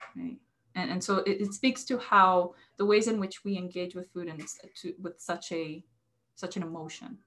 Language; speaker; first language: English; non-native, fluent; Spanish